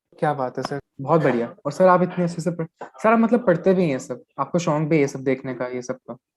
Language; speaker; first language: Hindi; native; Hindi